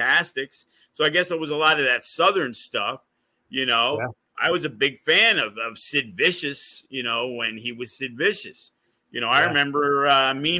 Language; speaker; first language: English; native; English